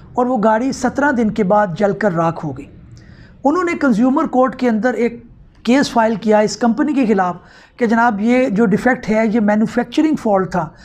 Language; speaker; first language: Urdu; non-native, local second language; Punjabi